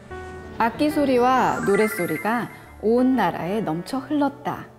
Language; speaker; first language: Korean; native; Korean